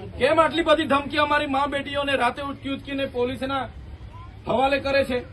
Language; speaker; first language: Gujarati; non-native, local second language; Vasavi